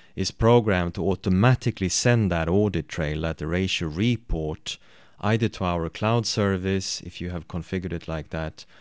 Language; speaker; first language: English; non-native, fluent; Swedish